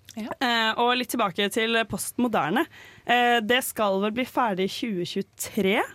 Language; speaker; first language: Norwegian; native; Norwegian